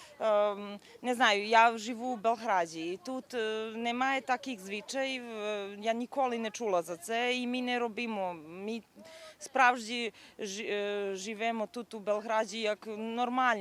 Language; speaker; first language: Ukrainian; non-native, learner; Serbian